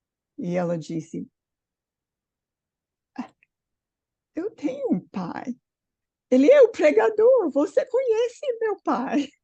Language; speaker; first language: Portuguese; non-native, fluent; English